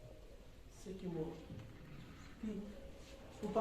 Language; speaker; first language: French; non-native, learner; Spanish